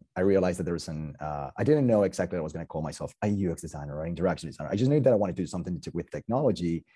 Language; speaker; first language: English; non-native, fluent; Spanish